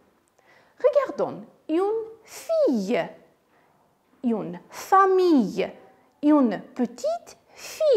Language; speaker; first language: French; non-native, fluent; Armenian